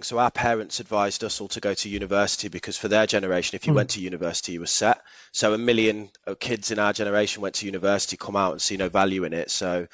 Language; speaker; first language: English; native; English